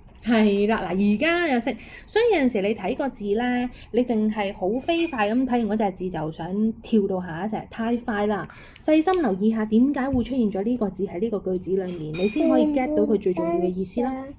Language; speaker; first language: Chinese; non-native, local second language; Cantonese